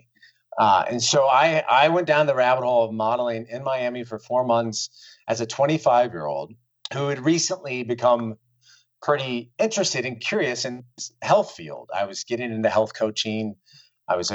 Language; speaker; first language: English; native; English